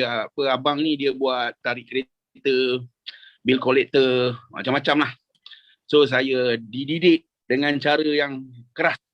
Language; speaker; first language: Indonesian; non-native, local second language; Malay